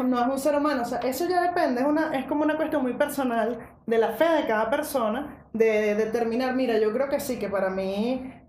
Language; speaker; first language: Spanish; native; Spanish